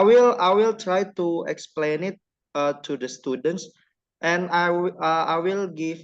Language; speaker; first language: English; non-native, learner; Indonesian